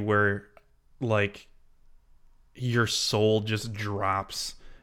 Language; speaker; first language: English; native; English